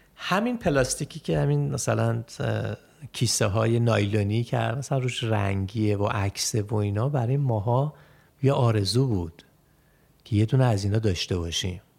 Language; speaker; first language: Persian; native; Persian